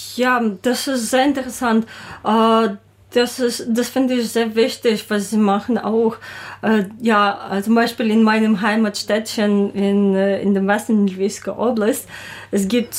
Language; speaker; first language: German; non-native, learner; Ukrainian